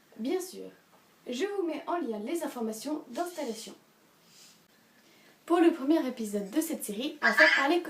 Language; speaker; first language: French; native; French